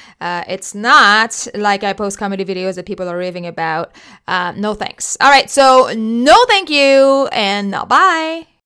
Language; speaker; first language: English; non-native, local second language; French